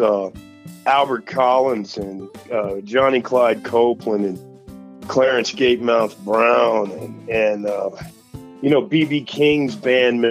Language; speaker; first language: English; native; English